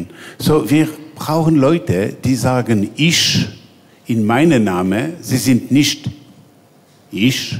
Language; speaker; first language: German; non-native, learner; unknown